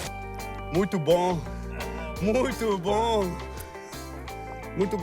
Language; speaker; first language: Portuguese; non-native, learner; French